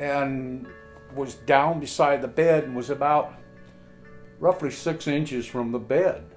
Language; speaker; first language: English; native; English